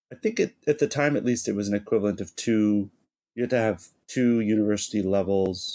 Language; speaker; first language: English; native; English